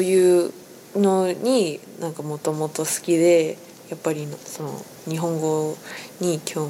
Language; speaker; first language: Japanese; non-native, fluent; English